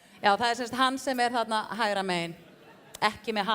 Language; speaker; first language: Icelandic; native; Icelandic